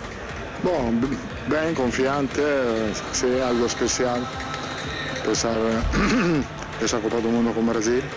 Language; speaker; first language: Portuguese; non-native, fluent; Italian